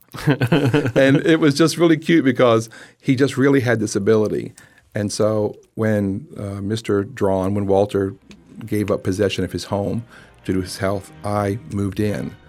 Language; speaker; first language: English; native; English